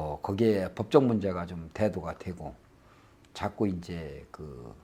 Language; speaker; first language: Korean; native; Korean